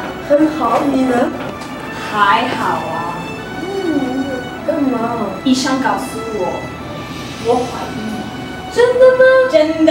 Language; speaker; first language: Chinese; non-native, learner; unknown